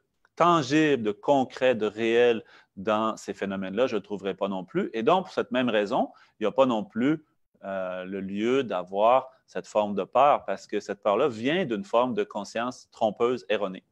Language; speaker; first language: French; native; French